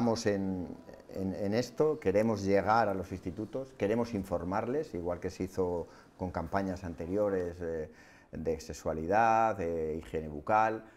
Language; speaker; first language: Spanish; native; Spanish